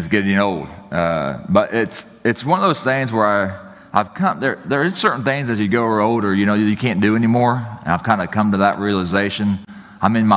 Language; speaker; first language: English; native; English